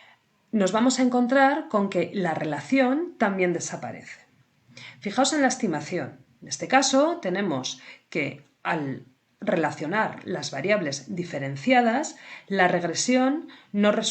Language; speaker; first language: Spanish; native; Spanish